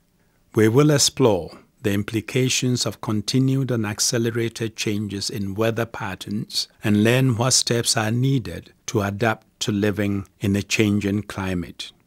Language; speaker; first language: English; non-native, local second language; Akan